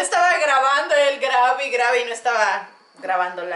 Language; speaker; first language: Spanish; native; Spanish